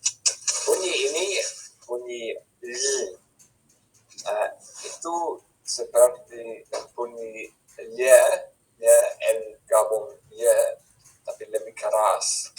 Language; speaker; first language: Indonesian; non-native, fluent; English